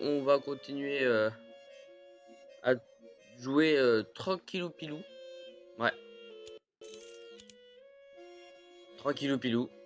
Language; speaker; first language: French; native; French